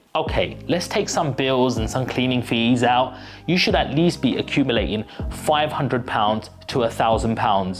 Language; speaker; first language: English; native; English